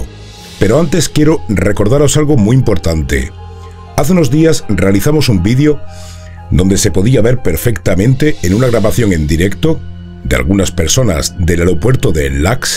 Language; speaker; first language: Spanish; native; Spanish